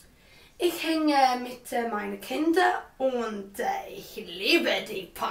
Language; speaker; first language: German; non-native, learner; Swedish